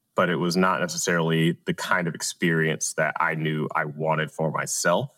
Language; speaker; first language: English; native; English